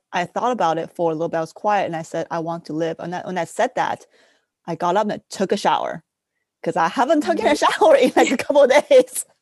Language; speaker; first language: English; early bilingual, other home language; Chinese